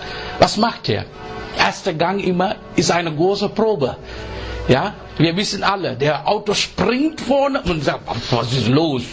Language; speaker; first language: German; non-native, learner; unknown